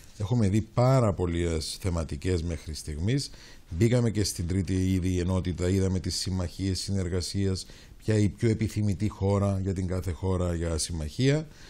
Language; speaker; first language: Greek; native; Greek